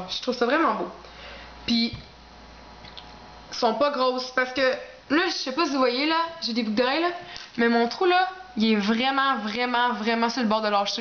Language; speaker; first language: French; native; French